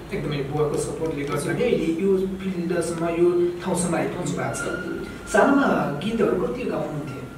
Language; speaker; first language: Nepali; native; Nepali